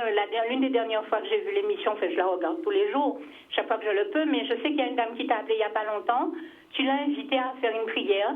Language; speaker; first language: French; native; French